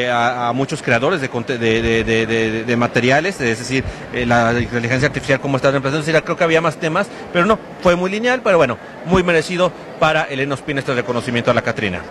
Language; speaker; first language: Spanish; native; Spanish